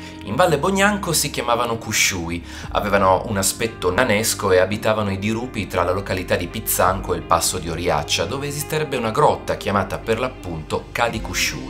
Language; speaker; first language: Italian; native; Italian